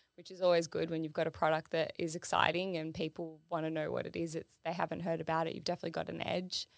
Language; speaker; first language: English; native; English